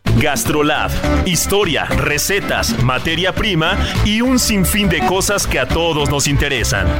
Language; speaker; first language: Spanish; native; Spanish